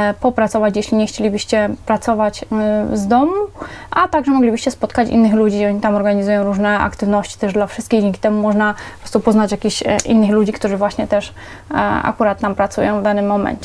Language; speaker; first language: Polish; native; Polish